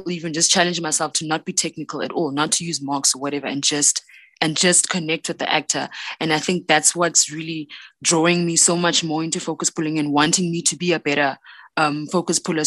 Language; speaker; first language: English; non-native, local second language; Xhosa